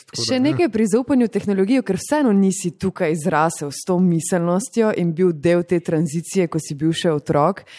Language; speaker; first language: Slovenian; native; Slovenian